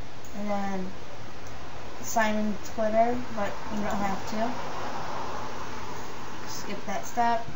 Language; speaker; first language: English; native; English